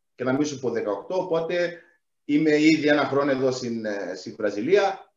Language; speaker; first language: Greek; non-native, fluent; Portuguese